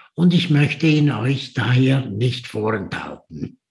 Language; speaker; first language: German; native; German